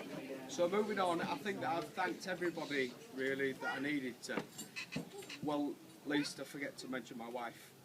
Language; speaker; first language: English; native; English